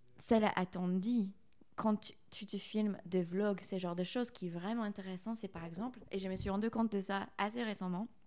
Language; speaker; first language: French; non-native, fluent; English